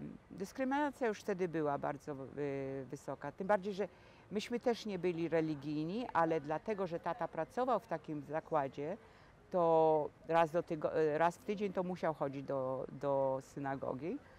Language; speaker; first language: Polish; native; Polish